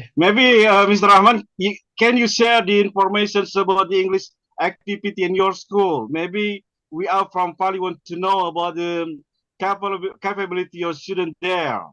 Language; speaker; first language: English; non-native, learner; Indonesian